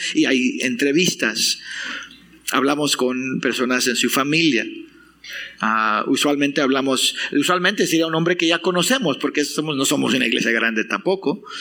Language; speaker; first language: Spanish; non-native, fluent; English